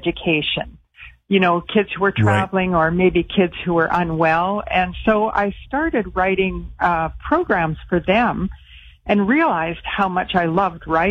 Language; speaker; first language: English; native; English